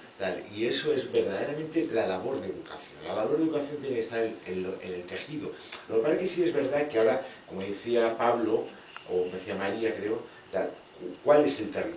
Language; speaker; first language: Spanish; native; Spanish